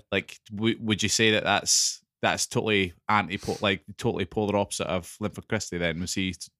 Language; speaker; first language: English; native; English